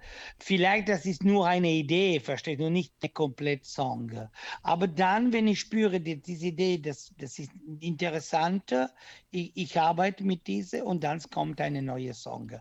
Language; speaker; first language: German; non-native, fluent; Italian